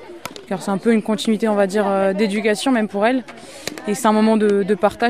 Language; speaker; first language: French; native; French